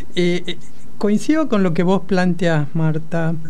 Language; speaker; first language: Spanish; native; Spanish